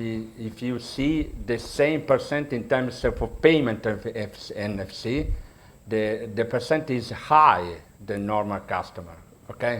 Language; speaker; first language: English; non-native, learner; Italian